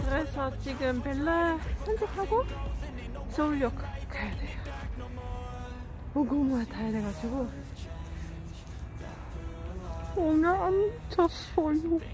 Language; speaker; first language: Korean; non-native, fluent; Dutch